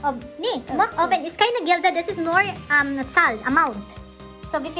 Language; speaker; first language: German; non-native, learner; Filipino